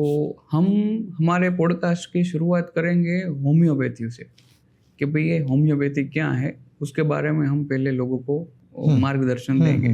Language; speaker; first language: Hindi; non-native, local second language; Gujarati